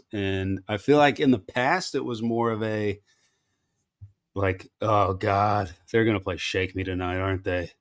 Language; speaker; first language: English; native; English